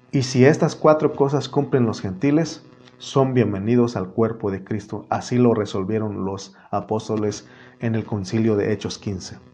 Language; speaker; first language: Spanish; native; Spanish